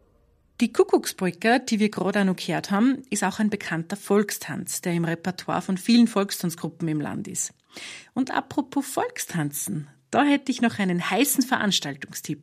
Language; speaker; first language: German; native; German